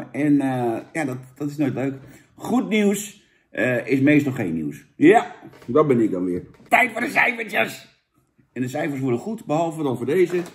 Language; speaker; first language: Dutch; native; Dutch